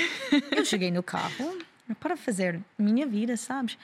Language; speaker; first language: Portuguese; non-native, learner; English